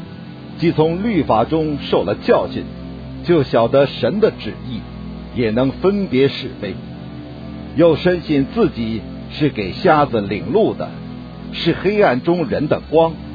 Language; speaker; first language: Chinese; native; Chinese